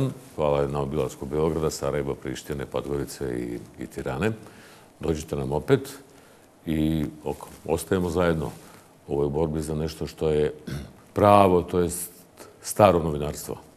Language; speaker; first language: Bosnian; native; Bosnian